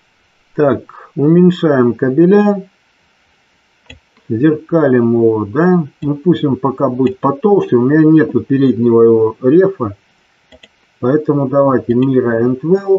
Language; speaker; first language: Russian; native; Russian